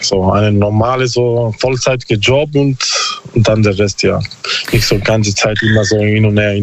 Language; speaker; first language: German; non-native, learner; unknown